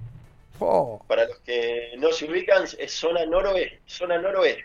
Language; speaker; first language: Spanish; native; Spanish